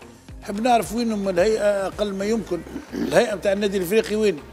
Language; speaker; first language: Arabic; native; Arabic